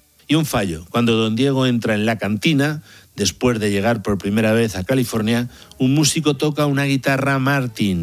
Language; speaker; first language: Spanish; native; Spanish